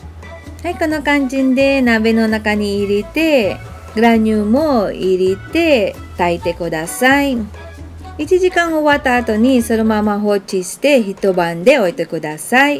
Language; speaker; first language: Japanese; non-native, fluent; Filipino